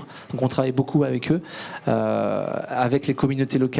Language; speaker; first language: French; native; French